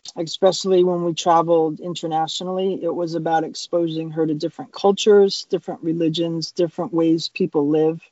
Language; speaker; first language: English; native; English